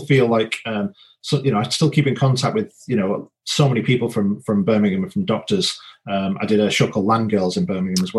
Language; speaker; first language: English; native; English